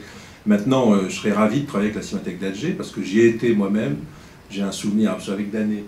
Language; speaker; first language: French; native; French